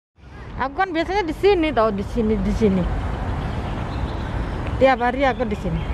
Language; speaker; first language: Indonesian; non-native, local second language; Javanese